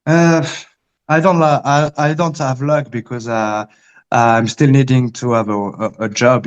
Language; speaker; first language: English; early bilingual, heritage; Spanish